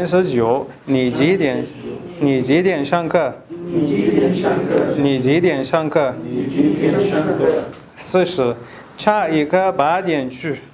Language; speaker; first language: Chinese; non-native, fluent; Pashto